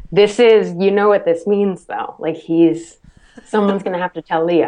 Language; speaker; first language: English; native; English